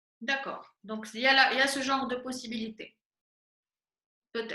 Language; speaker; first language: French; non-native, local second language; Arabic